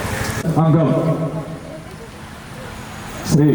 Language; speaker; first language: Malayalam; native; Malayalam